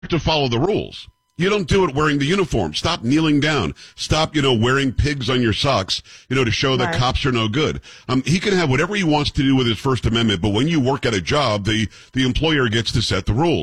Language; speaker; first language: English; native; English